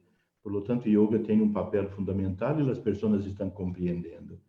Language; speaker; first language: Spanish; non-native, fluent; Portuguese